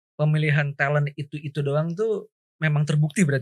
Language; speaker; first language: Indonesian; native; Indonesian